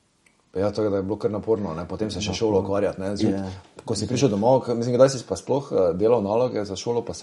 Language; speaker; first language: Slovenian; native; Slovenian